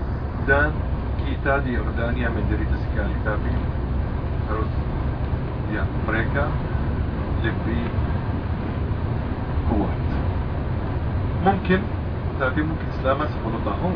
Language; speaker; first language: Indonesian; non-native, fluent; Arabic